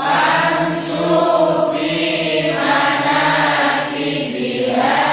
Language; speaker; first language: Arabic; non-native, learner; Indonesian